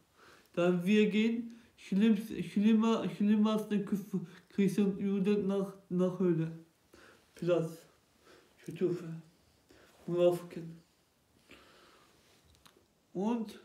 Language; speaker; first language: German; non-native, local second language; Turkish